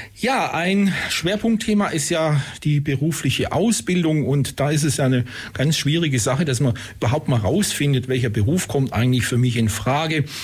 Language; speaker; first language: German; native; German